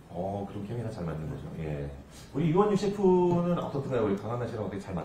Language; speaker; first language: Korean; native; Korean